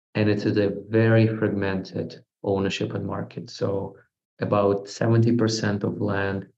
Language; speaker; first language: English; non-native, fluent; Russian